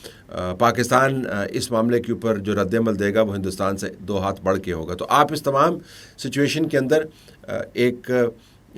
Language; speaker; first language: Urdu; native; Urdu